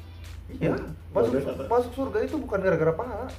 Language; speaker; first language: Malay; non-native, local second language; Sundanese